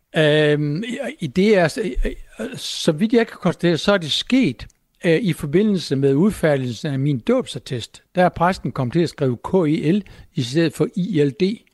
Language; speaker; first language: Danish; native; Danish